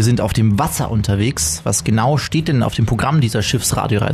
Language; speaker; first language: German; native; German